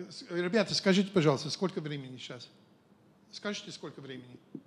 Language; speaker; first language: Russian; non-native, fluent; English